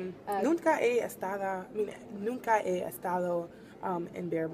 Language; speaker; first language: Spanish; non-native, learner; English